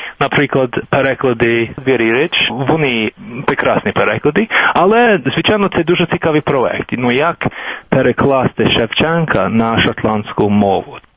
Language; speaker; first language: Ukrainian; non-native, fluent; English